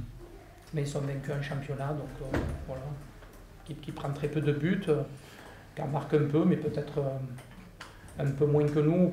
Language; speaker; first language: French; native; French